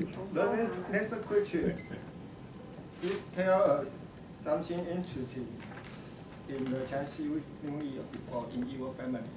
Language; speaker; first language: English; non-native, learner; Chinese